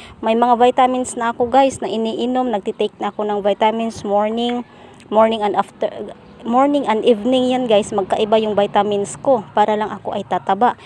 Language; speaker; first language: Filipino; non-native, local second language; Cebuano